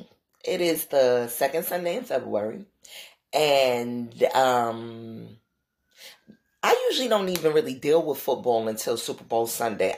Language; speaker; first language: English; native; English